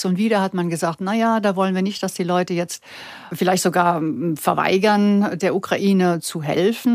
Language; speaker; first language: German; native; German